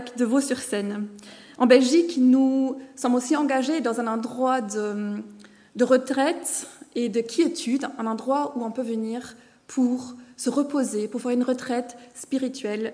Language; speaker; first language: French; non-native, fluent; German